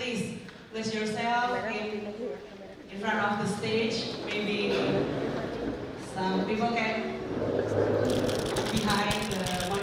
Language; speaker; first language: English; non-native, learner; Indonesian